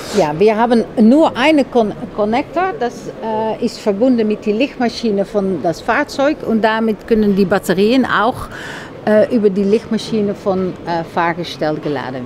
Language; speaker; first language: German; non-native, fluent; Dutch